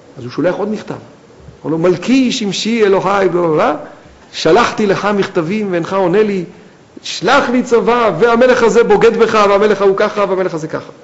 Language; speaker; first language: Hebrew; native; Hebrew